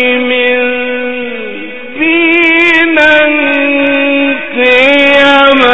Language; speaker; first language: Arabic; native; Arabic